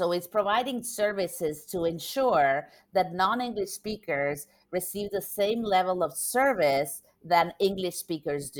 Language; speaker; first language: English; non-native, fluent; Spanish